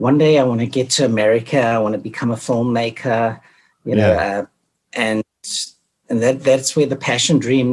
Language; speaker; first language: English; native; English